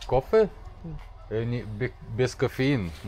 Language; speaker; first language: Russian; non-native, learner; Lithuanian